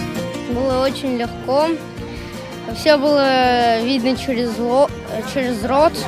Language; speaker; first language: Russian; non-native, local second language; Tatar